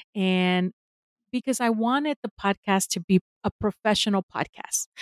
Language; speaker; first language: English; non-native, fluent; Spanish